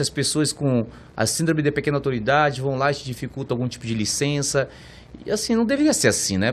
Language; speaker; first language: Portuguese; native; Portuguese